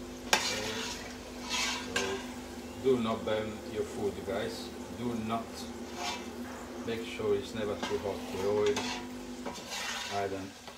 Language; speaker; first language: English; non-native, fluent; Italian